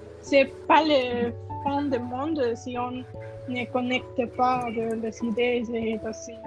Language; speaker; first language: French; non-native, learner; Spanish